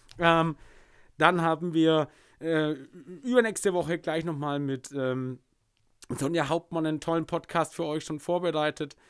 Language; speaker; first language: German; native; German